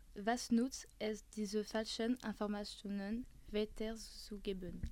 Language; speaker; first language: German; non-native, learner; French